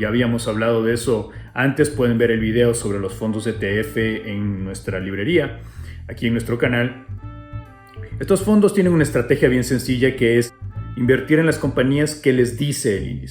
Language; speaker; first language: Spanish; native; Spanish